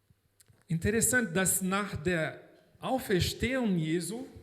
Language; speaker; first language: German; non-native, fluent; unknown